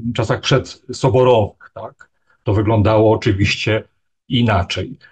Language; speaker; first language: Polish; native; Polish